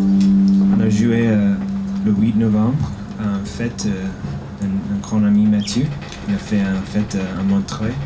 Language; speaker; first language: French; non-native, learner; English